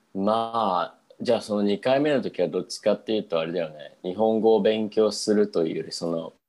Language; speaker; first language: Japanese; native; Japanese